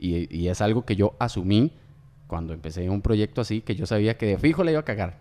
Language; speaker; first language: Spanish; native; Spanish